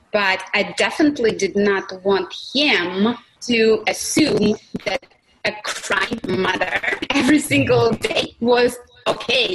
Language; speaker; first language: English; non-native, fluent; Russian